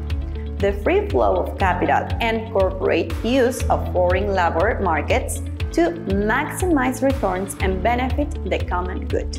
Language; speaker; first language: English; non-native, fluent; Spanish